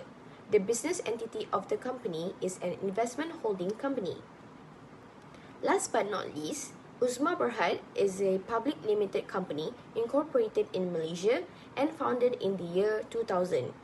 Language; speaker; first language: English; non-native, local second language; Malay